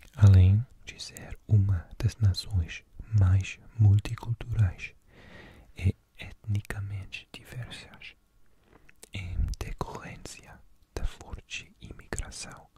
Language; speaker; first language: Portuguese; non-native, learner; English